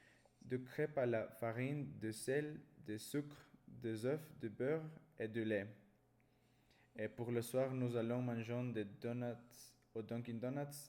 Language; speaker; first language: French; non-native, learner; Spanish